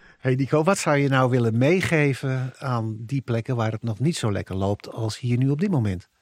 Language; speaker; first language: Dutch; native; Dutch